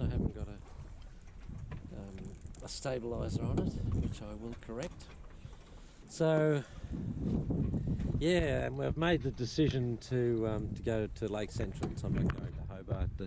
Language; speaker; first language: English; native; English